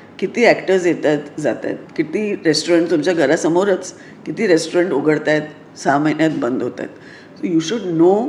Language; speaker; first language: Marathi; non-native, local second language; Sindhi